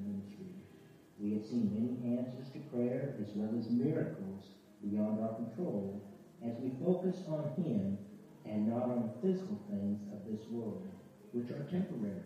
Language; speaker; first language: English; native; English